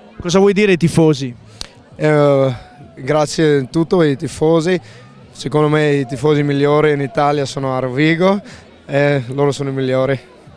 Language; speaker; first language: Italian; non-native, learner; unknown